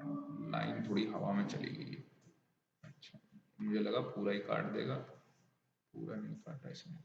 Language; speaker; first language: Hindi; native; Hindi